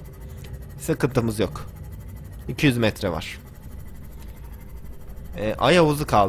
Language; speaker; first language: Turkish; native; Turkish